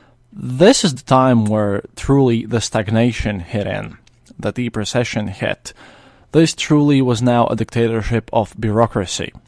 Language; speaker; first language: English; non-native, fluent; Latvian